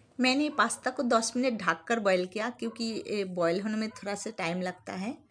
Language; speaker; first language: Hindi; non-native, local second language; Bangla